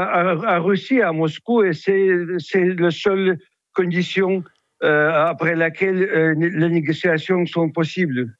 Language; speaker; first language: French; non-native, fluent; Ukrainian